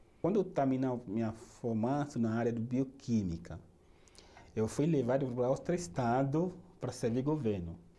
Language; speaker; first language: Portuguese; non-native, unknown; Yoruba